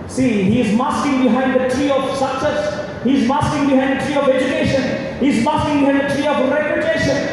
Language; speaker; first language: English; non-native, local second language; Telugu